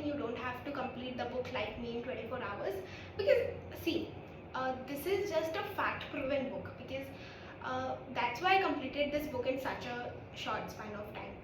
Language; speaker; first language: English; non-native, local second language; Hindi